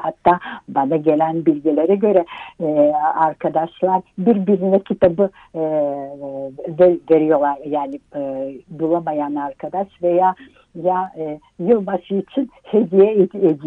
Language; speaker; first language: Turkish; early bilingual, heritage; Turkish